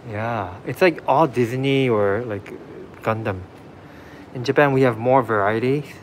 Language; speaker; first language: English; non-native, fluent; Japanese